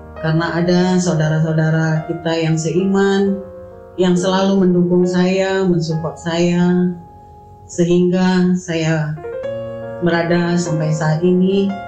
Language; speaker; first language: Indonesian; native; Indonesian